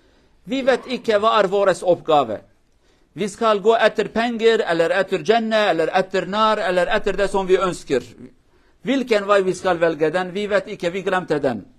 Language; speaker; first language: Norwegian; non-native, fluent; Kurdish